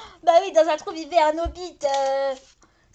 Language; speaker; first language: French; native; French